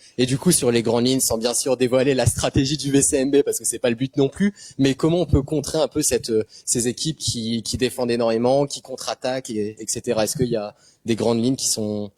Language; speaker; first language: French; native; French